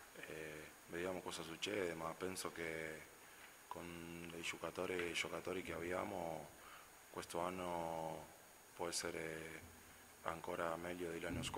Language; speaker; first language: Italian; non-native, fluent; Spanish